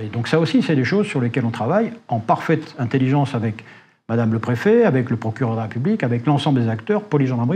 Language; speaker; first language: French; native; French